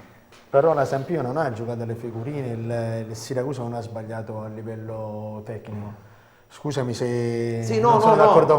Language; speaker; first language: Italian; native; Italian